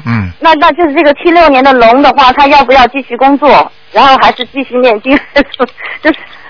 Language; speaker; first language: Chinese; native; Chinese